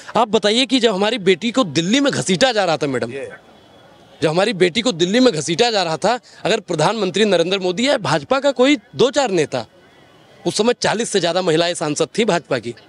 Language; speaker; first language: Hindi; native; Hindi